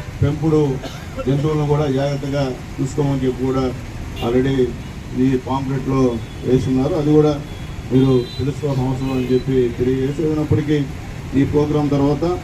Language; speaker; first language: Telugu; native; Telugu